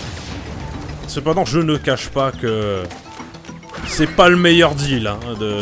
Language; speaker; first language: French; native; French